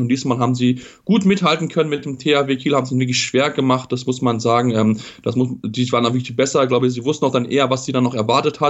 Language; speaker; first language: German; native; German